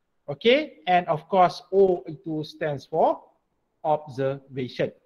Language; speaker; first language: English; non-native, local second language; Malay